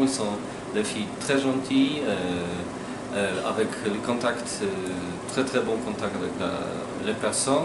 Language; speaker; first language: French; non-native, fluent; Polish